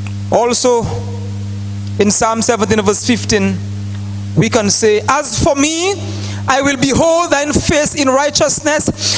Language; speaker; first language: English; non-native, local second language; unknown